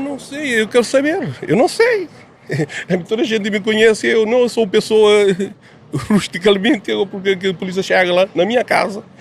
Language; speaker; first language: Portuguese; non-native, local second language; Kabuverdianu